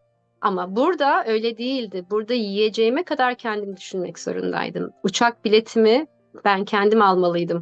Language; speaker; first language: Turkish; native; Turkish